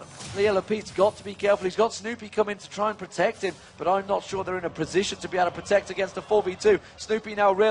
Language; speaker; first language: English; native; English